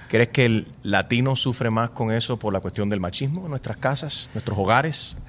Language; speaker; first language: Spanish; native; Spanish